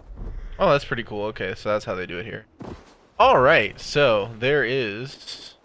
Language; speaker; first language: English; native; English